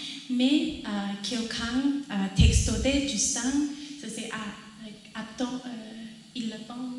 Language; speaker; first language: French; non-native, learner; Thai